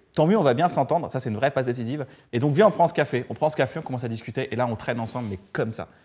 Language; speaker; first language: French; native; French